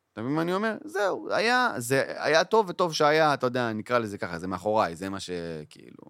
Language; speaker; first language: Hebrew; native; Hebrew